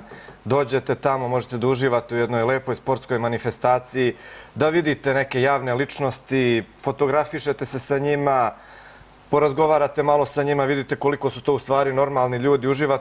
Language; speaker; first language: Croatian; native; Croatian